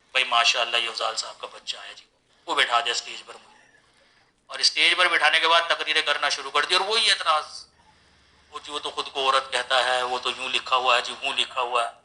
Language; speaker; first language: Urdu; native; Urdu